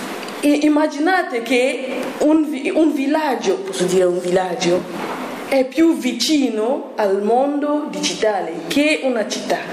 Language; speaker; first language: Italian; non-native, learner; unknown